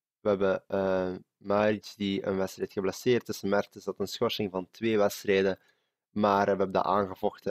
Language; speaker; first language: Dutch; native; Dutch